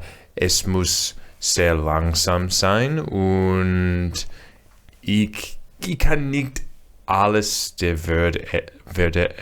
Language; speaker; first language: German; non-native, learner; English